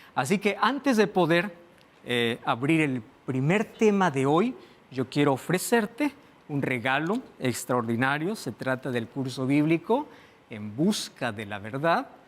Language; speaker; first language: Spanish; non-native, fluent; Portuguese